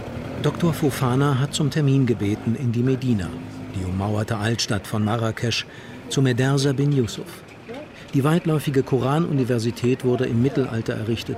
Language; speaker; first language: German; native; German